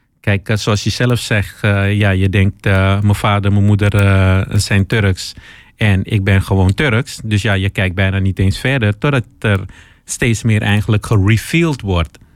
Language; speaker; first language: Dutch; early bilingual, other home language; Papiamento